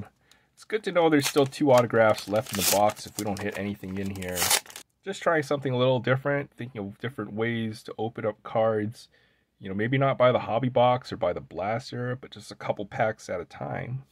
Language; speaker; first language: English; native; English